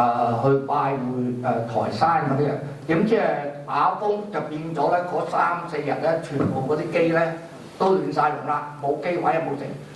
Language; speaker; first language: Cantonese; native; Cantonese